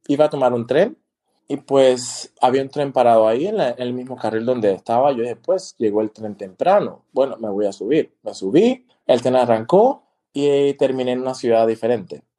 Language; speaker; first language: Spanish; native; Spanish